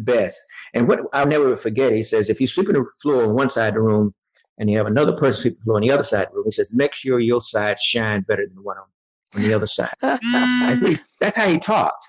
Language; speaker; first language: English; native; English